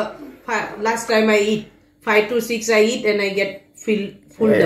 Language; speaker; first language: English; non-native, local second language; Gujarati